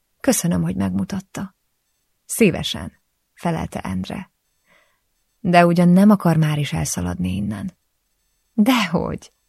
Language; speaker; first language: Hungarian; native; Hungarian